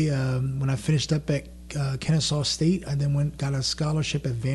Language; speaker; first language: English; early bilingual, other home language; French